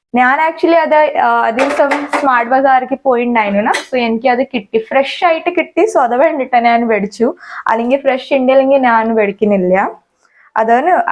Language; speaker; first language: Malayalam; non-native, local second language; Hindi